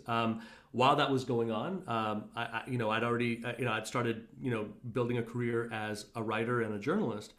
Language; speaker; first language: English; native; English